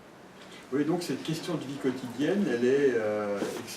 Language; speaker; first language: French; native; French